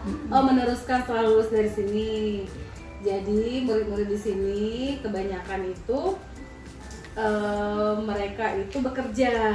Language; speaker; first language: Indonesian; native; Indonesian